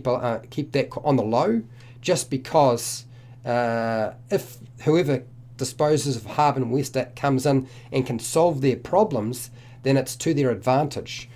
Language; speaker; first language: English; native; English